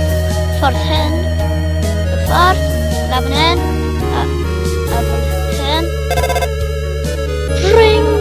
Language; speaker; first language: Welsh; non-native, local second language; English